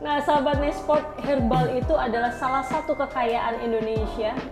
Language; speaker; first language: Indonesian; native; Indonesian